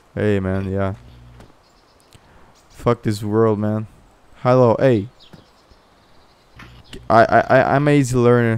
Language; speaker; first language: English; non-native, fluent; Portuguese